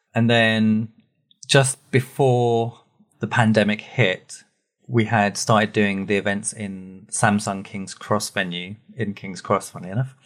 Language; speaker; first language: English; native; English